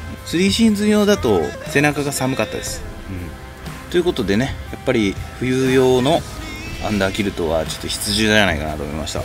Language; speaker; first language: Japanese; native; Japanese